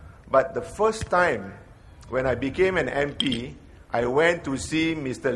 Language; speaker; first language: English; non-native, local second language; Malay